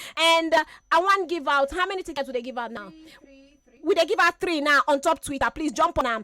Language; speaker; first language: Nigerian Pidgin; native; Nigerian Pidgin